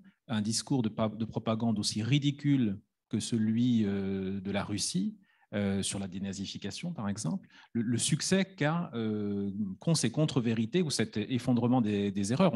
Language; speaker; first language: French; native; French